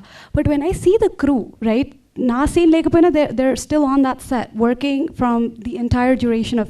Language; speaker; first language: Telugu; early bilingual, heritage; Telugu